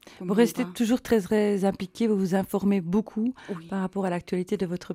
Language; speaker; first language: French; native; French